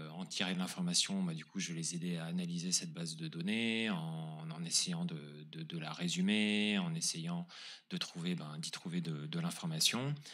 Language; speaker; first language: French; native; French